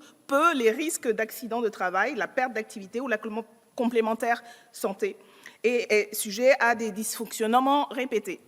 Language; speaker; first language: French; native; French